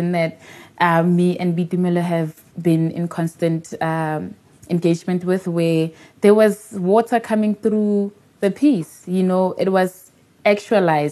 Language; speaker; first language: English; non-native, local second language; Tswana